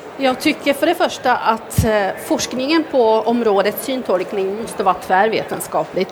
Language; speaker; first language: Swedish; non-native, fluent; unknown